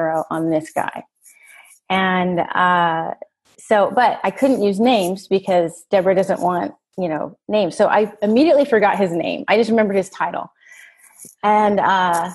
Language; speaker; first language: English; native; English